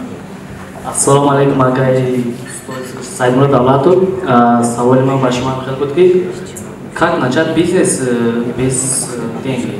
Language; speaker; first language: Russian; non-native, local second language; Tajik